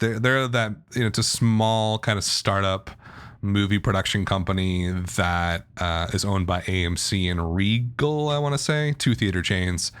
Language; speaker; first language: English; native; English